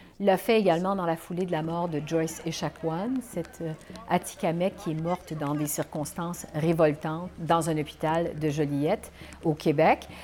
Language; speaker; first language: French; native; French